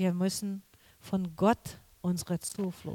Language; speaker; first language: German; non-native, learner; Portuguese